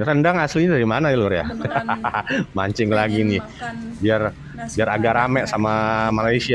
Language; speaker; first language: Indonesian; native; Indonesian